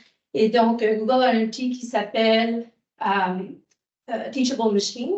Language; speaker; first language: French; native; French